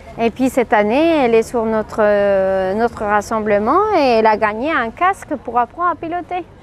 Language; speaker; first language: French; non-native, fluent; Spanish